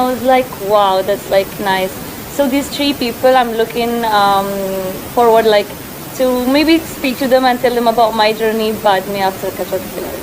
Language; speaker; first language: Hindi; non-native, learner; Arabic